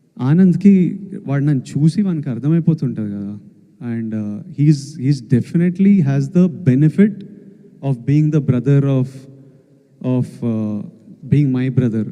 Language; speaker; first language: Telugu; native; Telugu